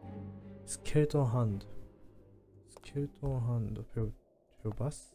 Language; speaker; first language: German; non-native, learner; Japanese